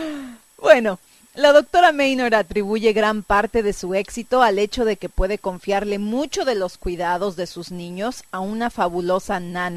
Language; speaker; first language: Spanish; native; Spanish